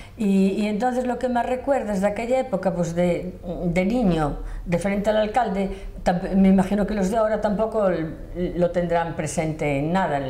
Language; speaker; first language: Spanish; non-native, local second language; Galician